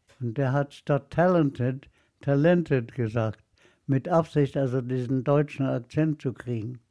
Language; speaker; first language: German; non-native, fluent; Arabic